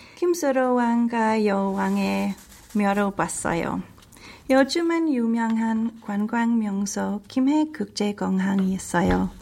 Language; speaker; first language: Korean; non-native, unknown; English